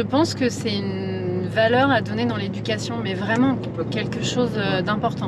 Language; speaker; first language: French; native; French